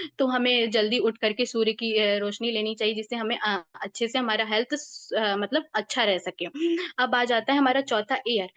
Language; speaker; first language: Hindi; native; Hindi